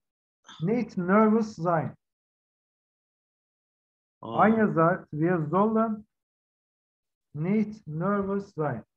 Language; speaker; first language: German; non-native, fluent; Turkish